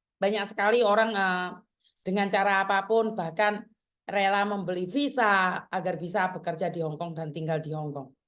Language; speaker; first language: Indonesian; native; Indonesian